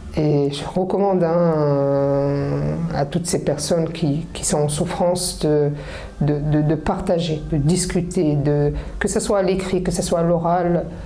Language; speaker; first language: French; early bilingual, other home language; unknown